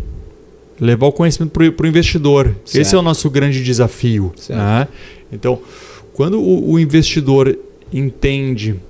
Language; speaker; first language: Portuguese; native; Portuguese